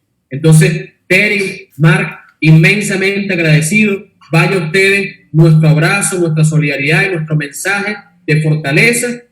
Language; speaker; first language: Spanish; native; Spanish